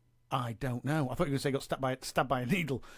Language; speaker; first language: English; native; English